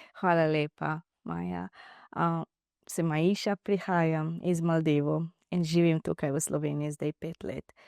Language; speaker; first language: Slovenian; non-native, learner; Divehi